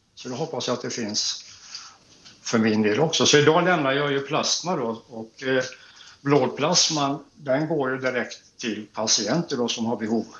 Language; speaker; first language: Swedish; native; Swedish